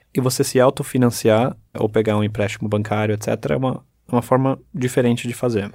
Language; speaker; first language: Portuguese; early bilingual, other home language; German